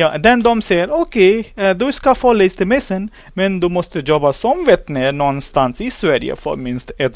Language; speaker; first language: Swedish; non-native, learner; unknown